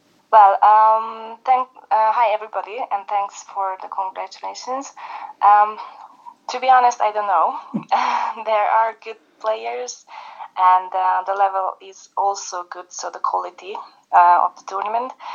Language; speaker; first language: English; non-native, fluent; Hungarian